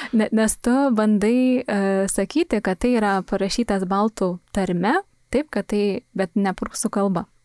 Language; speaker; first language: Lithuanian; native; Lithuanian